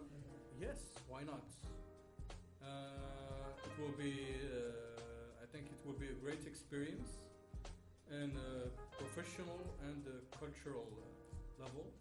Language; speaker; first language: English; non-native, fluent; Arabic